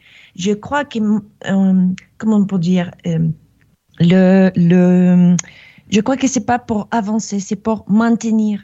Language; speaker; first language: French; non-native, fluent; Spanish